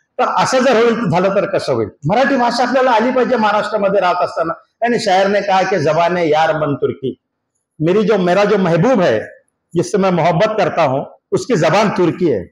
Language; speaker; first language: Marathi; non-native, local second language; Urdu